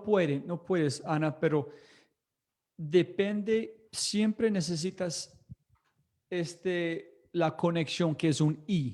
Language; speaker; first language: Spanish; non-native, fluent; English